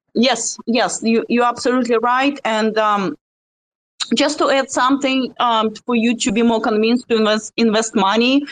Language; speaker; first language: English; non-native, fluent; Russian